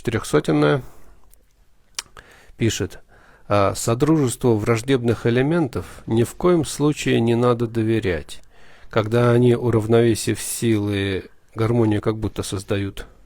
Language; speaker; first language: Russian; native; Russian